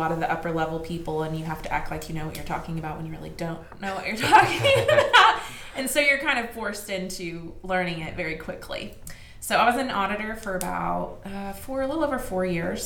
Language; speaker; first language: English; native; English